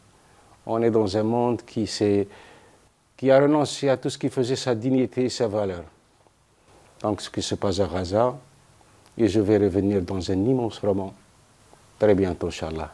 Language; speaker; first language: French; non-native, local second language; Arabic